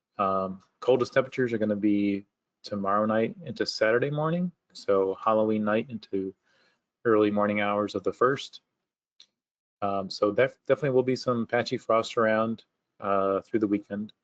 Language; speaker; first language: English; native; English